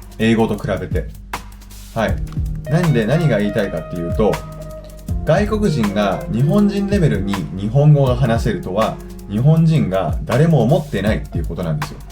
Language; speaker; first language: Japanese; native; Japanese